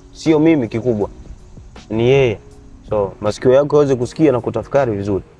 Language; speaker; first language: Swahili; native; Swahili